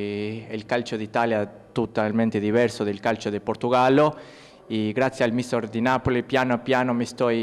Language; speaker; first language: Italian; non-native, learner; Spanish